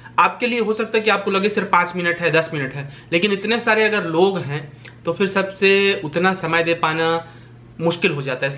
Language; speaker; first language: Hindi; native; Hindi